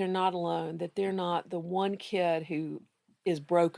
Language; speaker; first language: English; native; English